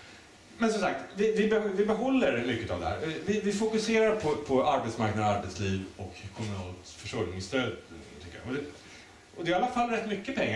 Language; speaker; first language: Swedish; native; Swedish